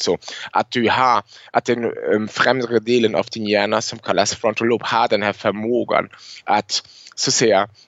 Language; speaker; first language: Swedish; non-native, fluent; German